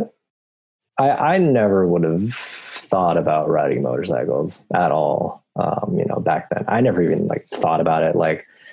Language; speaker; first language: English; native; English